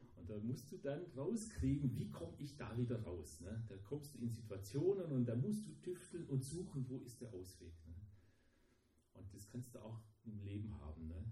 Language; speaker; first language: German; early bilingual, heritage; German